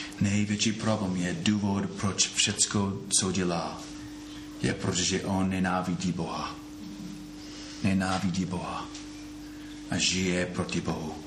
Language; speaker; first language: Czech; non-native, fluent; English